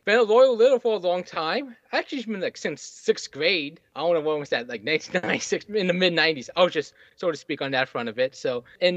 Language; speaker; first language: English; native; English